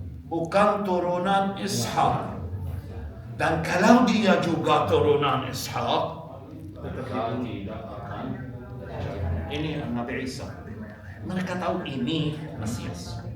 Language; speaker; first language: Indonesian; non-native, fluent; Arabic